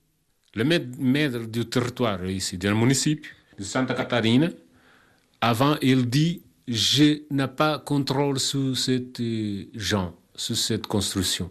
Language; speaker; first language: French; non-native, learner; Kabuverdianu